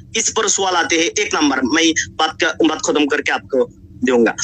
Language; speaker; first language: Urdu; non-native, learner; Bangla